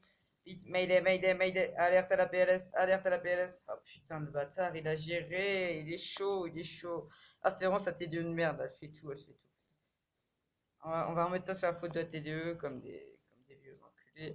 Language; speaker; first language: French; native; French